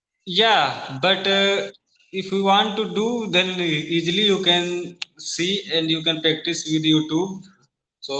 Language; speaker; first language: English; non-native, learner; Hindi